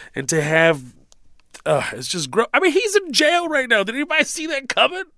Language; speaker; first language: English; early bilingual, other home language; Arabic